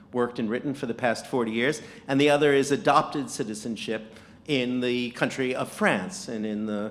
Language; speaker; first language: English; native; English